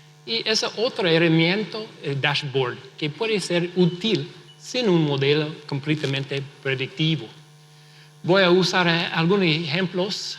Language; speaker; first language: Spanish; non-native, fluent; English